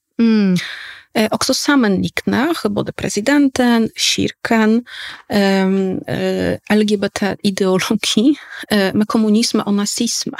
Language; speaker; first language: Norwegian; non-native, fluent; Polish